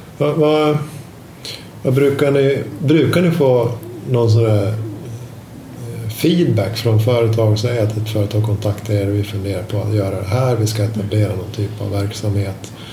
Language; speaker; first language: Swedish; native; Swedish